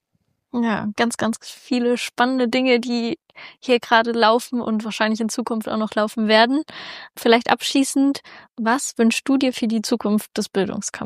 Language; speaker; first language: German; native; German